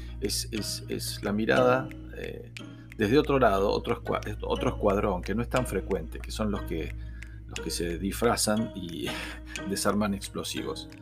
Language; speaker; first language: Spanish; native; Spanish